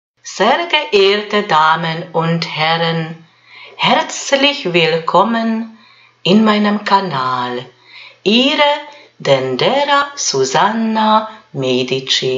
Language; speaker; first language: German; non-native, fluent; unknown